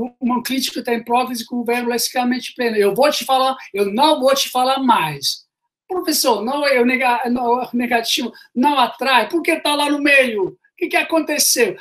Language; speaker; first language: Portuguese; non-native, fluent; Italian